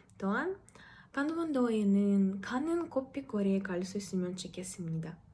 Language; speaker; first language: Korean; non-native, learner; Russian